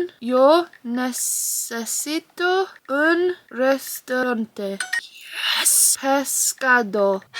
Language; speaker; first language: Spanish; non-native, learner; English